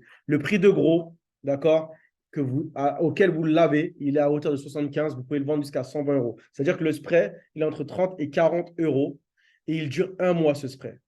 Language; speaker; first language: French; native; French